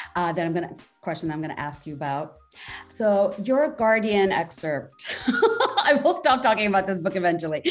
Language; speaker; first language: English; non-native, local second language; Bangla